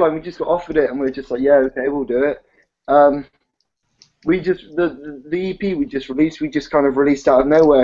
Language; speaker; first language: English; native; English